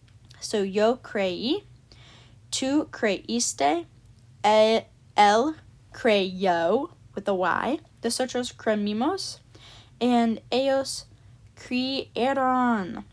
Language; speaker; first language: Spanish; non-native, learner; English